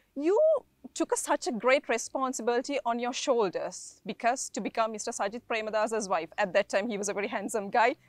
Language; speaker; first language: English; non-native, local second language; Sinhala